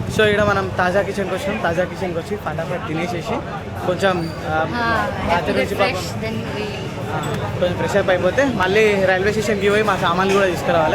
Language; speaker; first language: Telugu; native; Telugu